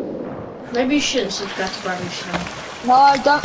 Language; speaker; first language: English; native; English